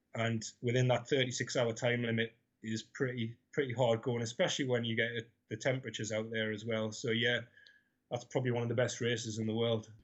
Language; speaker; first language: English; native; English